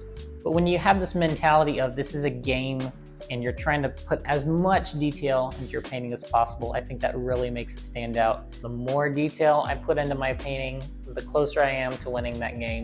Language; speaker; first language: English; native; English